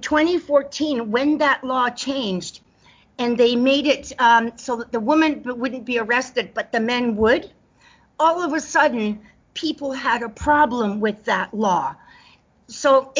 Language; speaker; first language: English; native; English